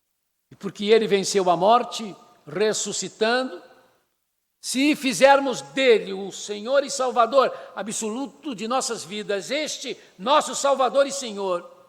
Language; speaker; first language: Portuguese; native; Portuguese